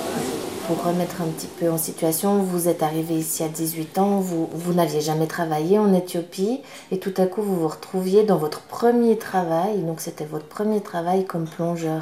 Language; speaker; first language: French; native; French